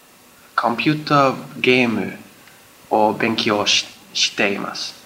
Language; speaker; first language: Japanese; non-native, learner; English